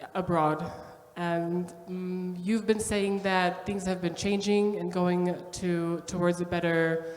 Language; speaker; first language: English; non-native, fluent; Slovak